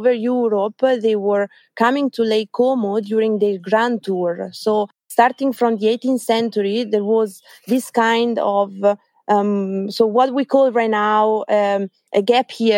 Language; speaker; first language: English; non-native, fluent; Italian